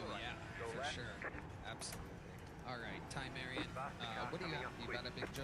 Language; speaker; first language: English; native; English